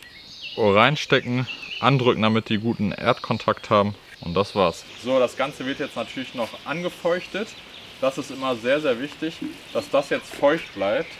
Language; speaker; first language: German; native; German